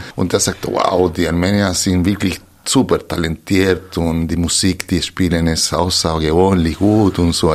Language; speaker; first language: German; non-native, fluent; Spanish